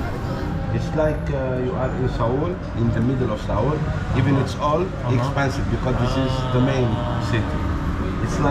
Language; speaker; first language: English; non-native, learner; Turkish